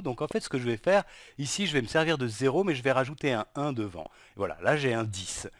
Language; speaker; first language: French; native; French